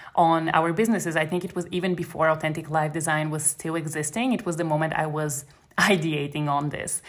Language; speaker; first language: English; non-native, fluent; Bulgarian